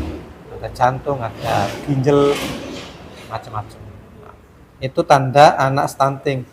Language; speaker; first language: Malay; non-native, local second language; Javanese